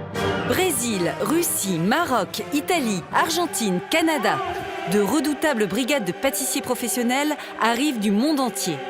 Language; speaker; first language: French; native; French